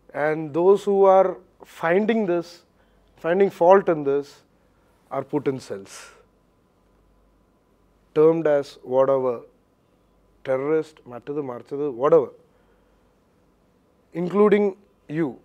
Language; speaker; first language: English; non-native, local second language; Malayalam